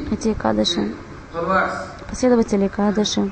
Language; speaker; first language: Russian; non-native, fluent; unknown